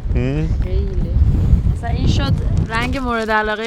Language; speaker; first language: Persian; native; Persian